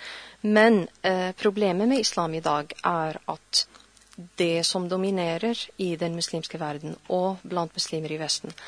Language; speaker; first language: Norwegian; non-native, fluent; Arabic